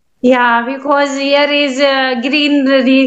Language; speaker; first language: English; non-native, learner; Hindi